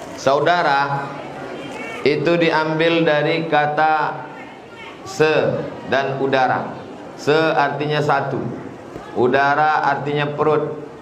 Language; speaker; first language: Indonesian; native; Indonesian